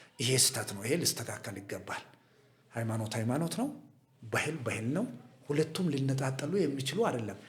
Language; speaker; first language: Amharic; non-native, local second language; Hadiyya